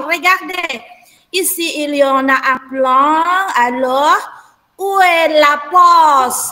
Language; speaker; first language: French; non-native, fluent; Indonesian